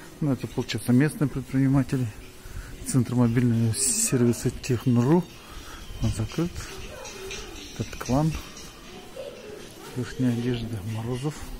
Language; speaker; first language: Russian; native; Russian